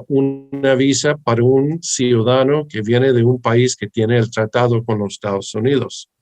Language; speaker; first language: Spanish; early bilingual, heritage; English